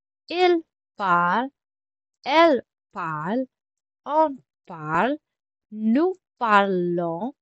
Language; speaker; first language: French; non-native, fluent; Filipino